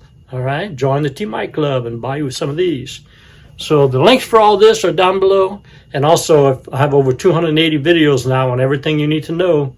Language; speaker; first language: English; native; English